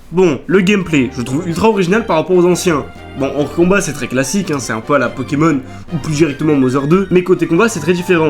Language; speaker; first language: French; native; French